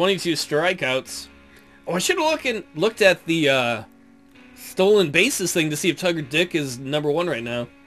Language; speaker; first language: English; native; English